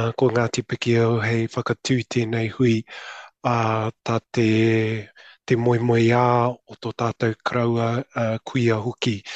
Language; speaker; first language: Māori; non-native, local second language; English